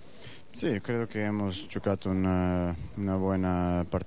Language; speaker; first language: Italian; non-native, learner; Portuguese